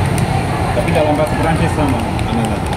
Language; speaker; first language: Indonesian; non-native, learner; French